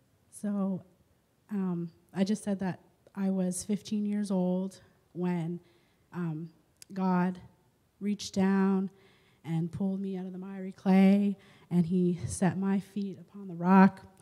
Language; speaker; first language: English; native; English